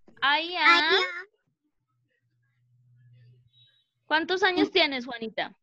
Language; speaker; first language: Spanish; native; Spanish